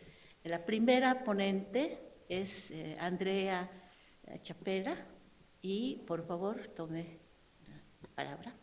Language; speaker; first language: Spanish; non-native, fluent; Japanese